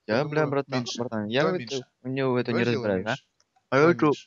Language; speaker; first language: Russian; native; Russian